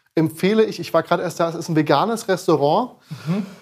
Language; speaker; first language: German; native; German